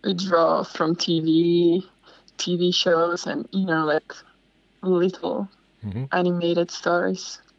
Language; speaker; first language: English; non-native, fluent; Slovak